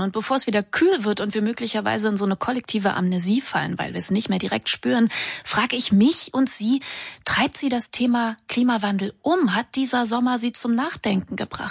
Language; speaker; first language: German; native; German